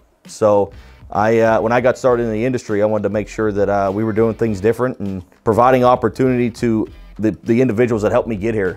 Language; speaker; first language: English; native; English